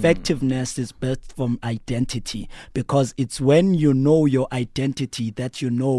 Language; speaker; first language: English; non-native, local second language; Xhosa